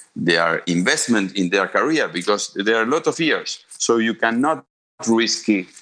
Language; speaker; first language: English; non-native, fluent; Spanish